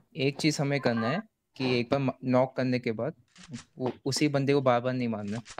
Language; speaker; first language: Hindi; non-native, local second language; Bangla